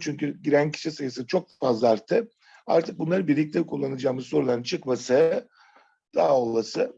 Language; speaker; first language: Turkish; native; Turkish